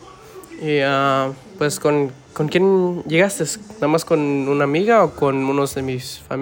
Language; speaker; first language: Spanish; early bilingual, heritage; Spanish